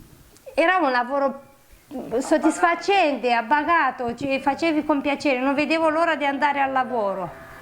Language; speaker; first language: Italian; non-native, fluent; Romanian